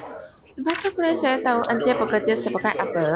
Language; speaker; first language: Malay; native; Malay